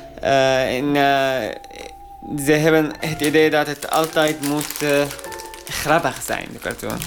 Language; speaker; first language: Dutch; non-native, learner; Arabic